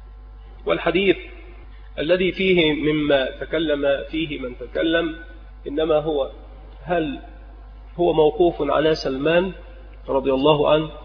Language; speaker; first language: Arabic; native; Arabic